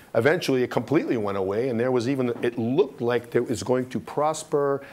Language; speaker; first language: English; early bilingual, other home language; Russian